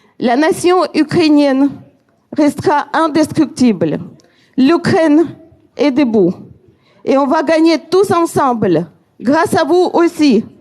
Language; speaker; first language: French; non-native, fluent; Ukrainian